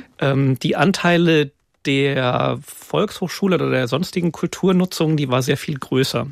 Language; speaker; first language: German; native; German